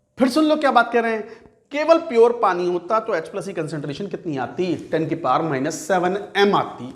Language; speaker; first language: Hindi; native; Hindi